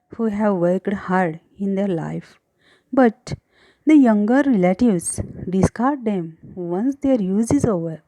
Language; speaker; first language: English; non-native, local second language; Marathi